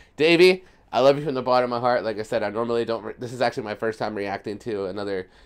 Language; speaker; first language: English; early bilingual, other home language; Spanish